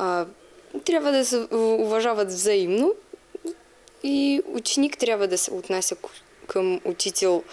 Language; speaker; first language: Bulgarian; non-native, fluent; Russian